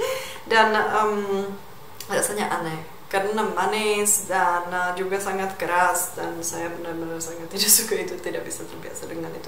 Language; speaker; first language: Indonesian; non-native, fluent; Czech